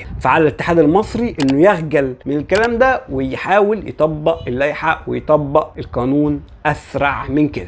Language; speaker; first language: Arabic; native; Arabic